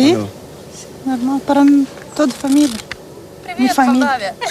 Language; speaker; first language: Portuguese; non-native, learner; Romanian